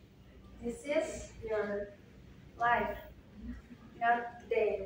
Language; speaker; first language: English; non-native, learner; Indonesian